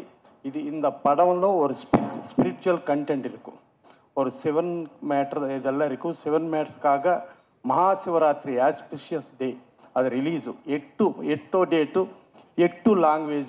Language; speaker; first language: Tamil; non-native, local second language; Telugu